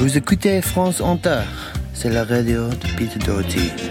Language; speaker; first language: French; non-native, learner; English